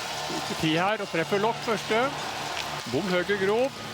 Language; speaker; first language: Norwegian; native; Norwegian